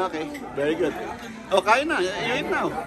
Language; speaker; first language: English; non-native, local second language; Filipino